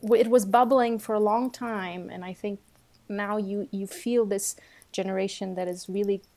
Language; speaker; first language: English; non-native, fluent; Portuguese